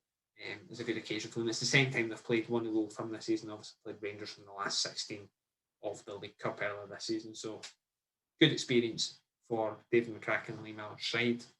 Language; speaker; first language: English; native; English